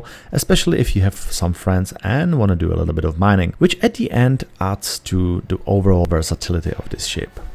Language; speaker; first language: English; non-native, fluent; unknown